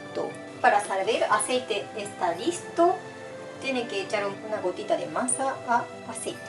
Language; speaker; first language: Spanish; non-native, fluent; Japanese